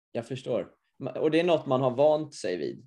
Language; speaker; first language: Swedish; native; Swedish